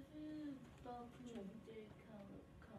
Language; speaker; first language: French; non-native, learner; English